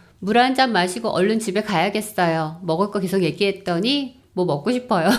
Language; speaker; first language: Korean; native; Korean